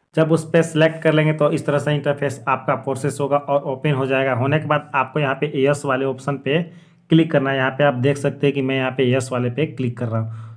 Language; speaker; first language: Hindi; native; Hindi